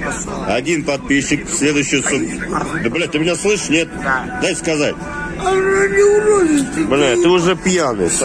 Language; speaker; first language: Russian; native; Russian